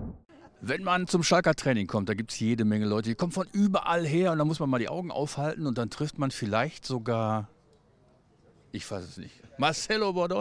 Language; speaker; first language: German; native; German